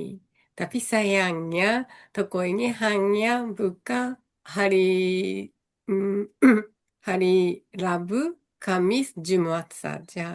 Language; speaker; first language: Indonesian; non-native, learner; Japanese